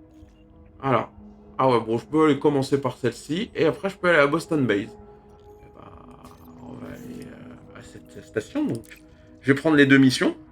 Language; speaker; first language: French; native; French